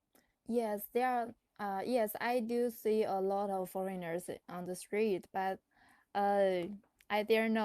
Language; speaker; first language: English; non-native, learner; Chinese